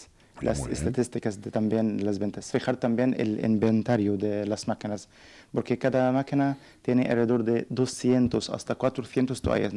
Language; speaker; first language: Spanish; non-native, learner; Arabic